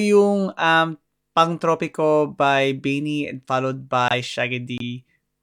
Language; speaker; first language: English; non-native, local second language; Filipino